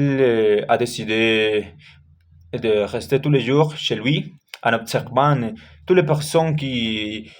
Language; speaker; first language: French; non-native, learner; Spanish